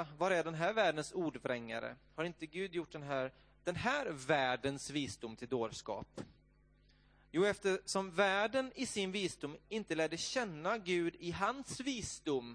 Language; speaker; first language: Swedish; native; Swedish